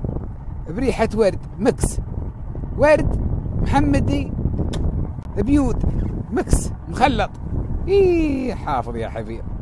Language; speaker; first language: Arabic; native; Arabic